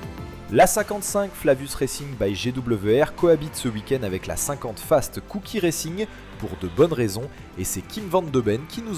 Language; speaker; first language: French; native; French